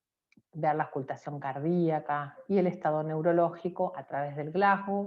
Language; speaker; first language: Spanish; native; Spanish